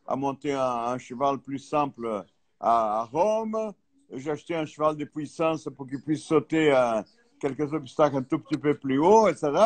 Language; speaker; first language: French; non-native, fluent; Portuguese